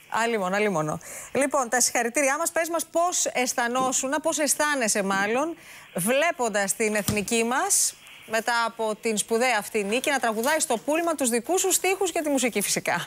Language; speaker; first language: Greek; native; Greek